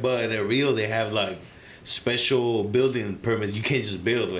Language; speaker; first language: English; early bilingual, other home language; Spanish